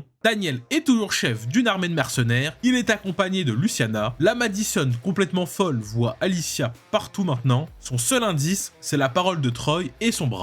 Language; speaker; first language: French; native; French